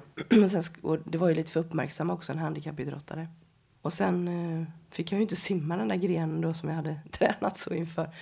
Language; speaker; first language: Swedish; native; Swedish